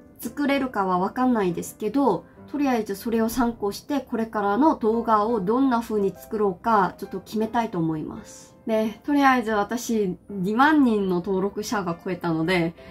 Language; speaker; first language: Japanese; non-native, fluent; Korean